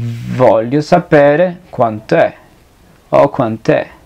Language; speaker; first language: Italian; non-native, fluent; Spanish